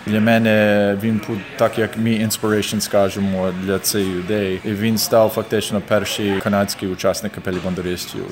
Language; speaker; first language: Ukrainian; early bilingual, heritage; Ukrainian